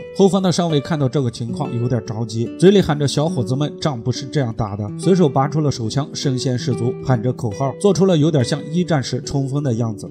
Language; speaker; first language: Chinese; native; Chinese